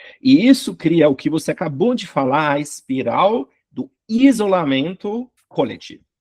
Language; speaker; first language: Portuguese; non-native, fluent; German